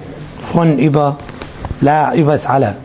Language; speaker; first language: German; non-native, fluent; Arabic